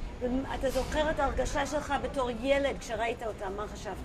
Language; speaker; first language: Hebrew; native; Hebrew